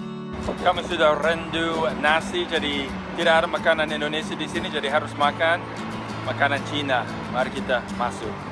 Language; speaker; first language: Indonesian; non-native, fluent; English